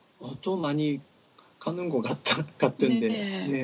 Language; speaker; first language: Korean; non-native, learner; Japanese